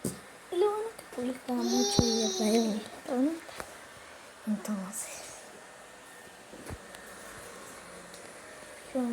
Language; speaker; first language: Spanish; native; Spanish